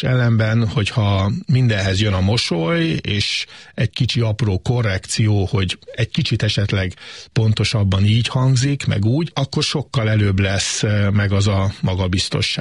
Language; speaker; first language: Hungarian; native; Hungarian